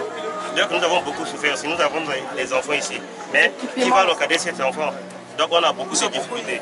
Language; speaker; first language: French; non-native, local second language; Sango